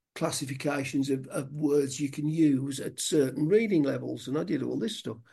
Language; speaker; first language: English; native; English